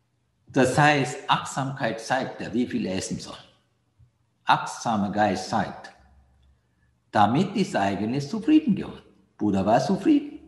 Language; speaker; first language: German; non-native, fluent; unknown